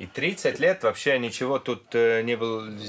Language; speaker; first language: Russian; non-native, learner; Estonian